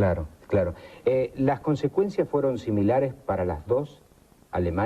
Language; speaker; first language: Spanish; native; Spanish